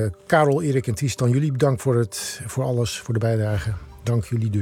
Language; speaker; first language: Dutch; native; Dutch